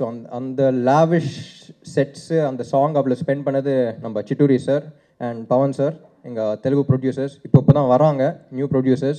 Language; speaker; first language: Tamil; non-native, local second language; Telugu